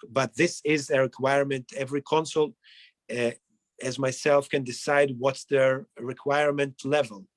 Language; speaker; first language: English; non-native, fluent; Hebrew